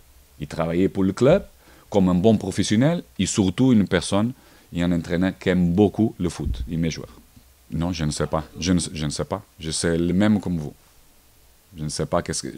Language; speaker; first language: French; non-native, learner; Portuguese